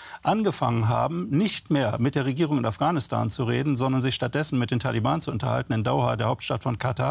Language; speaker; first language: German; native; German